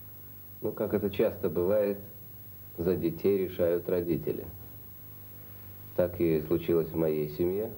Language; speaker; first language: Russian; native; Russian